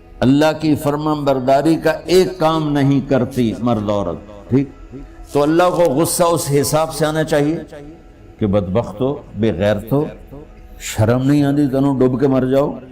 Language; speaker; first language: Urdu; non-native, local second language; Punjabi